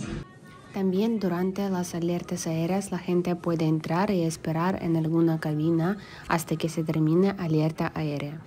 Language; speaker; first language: Spanish; non-native, learner; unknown